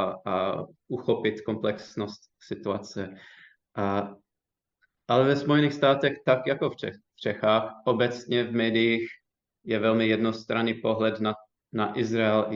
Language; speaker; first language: Czech; non-native, fluent; English